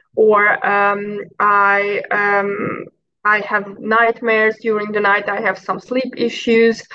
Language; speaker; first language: English; non-native, fluent; Hungarian